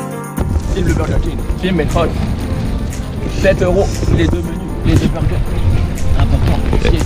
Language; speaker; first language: French; native; French